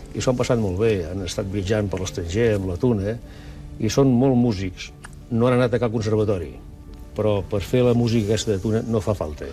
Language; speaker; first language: Catalan; early bilingual, other home language; Basque